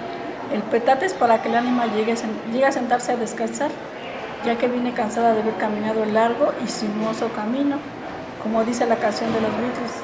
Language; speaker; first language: Spanish; native; Spanish